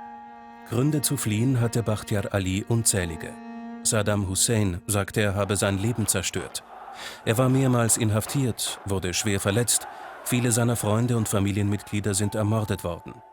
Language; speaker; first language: German; native; German